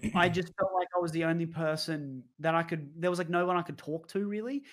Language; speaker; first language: English; native; English